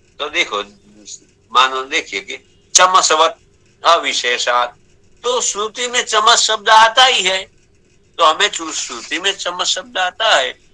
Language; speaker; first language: Hindi; non-native, local second language; Gujarati